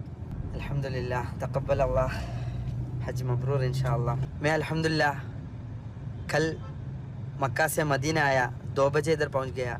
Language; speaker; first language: Hindi; non-native, local second language; Malayalam